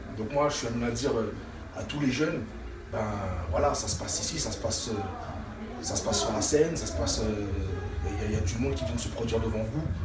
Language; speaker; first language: French; native; French